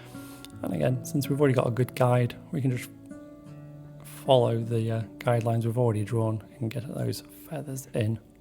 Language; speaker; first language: English; native; English